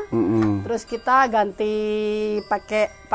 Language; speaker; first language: Indonesian; non-native, local second language; Javanese